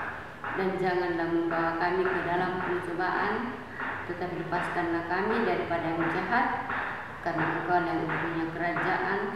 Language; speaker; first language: Indonesian; native; Indonesian